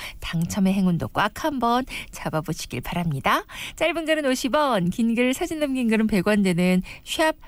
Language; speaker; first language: Korean; native; Korean